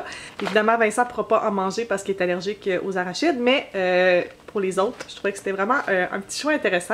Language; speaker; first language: French; native; French